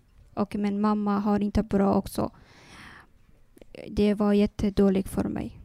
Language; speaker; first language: Swedish; non-native, learner; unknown